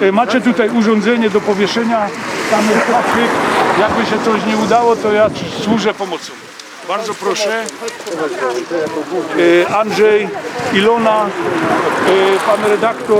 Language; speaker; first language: Polish; native; Polish